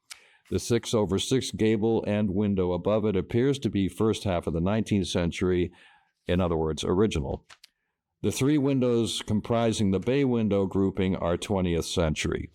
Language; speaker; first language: English; native; English